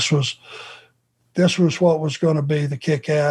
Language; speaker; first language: English; native; English